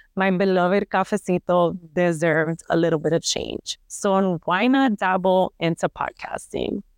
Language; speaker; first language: English; early bilingual, other home language; Spanish